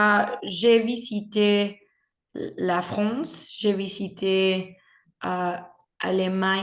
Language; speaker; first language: French; non-native, learner; Spanish